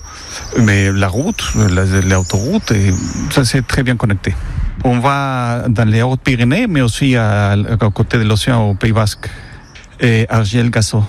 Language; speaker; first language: French; non-native, fluent; Spanish